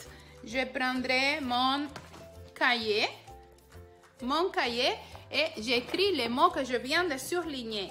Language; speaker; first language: French; non-native, fluent; Spanish